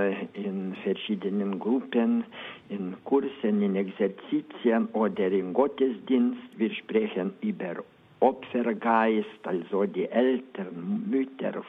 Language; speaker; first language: German; non-native, learner; Lithuanian